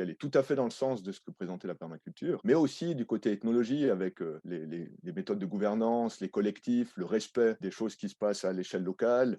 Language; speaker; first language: French; native; French